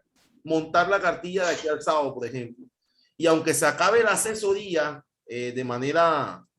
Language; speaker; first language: Spanish; native; Spanish